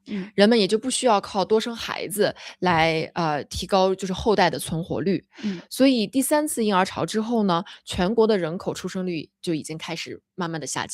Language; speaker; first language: Chinese; native; Chinese